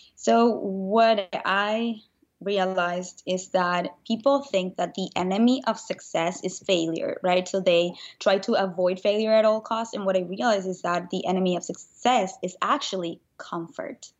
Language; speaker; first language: English; non-native, fluent; Spanish